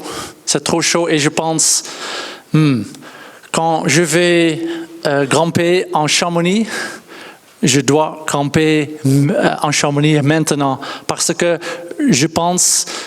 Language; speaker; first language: French; non-native, learner; Dutch